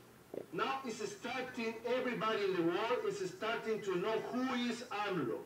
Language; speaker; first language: English; non-native, learner; Spanish